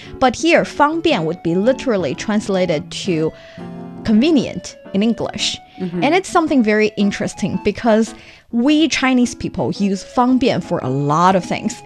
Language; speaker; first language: English; non-native, fluent; Chinese